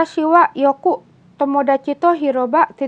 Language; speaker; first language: Japanese; non-native, fluent; Indonesian